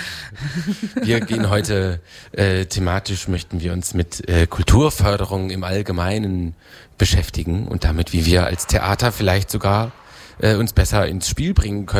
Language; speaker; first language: German; native; German